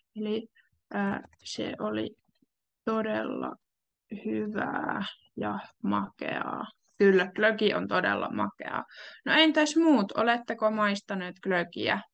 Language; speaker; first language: Finnish; native; Finnish